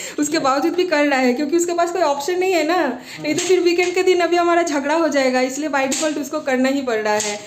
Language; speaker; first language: Hindi; non-native, local second language; Bangla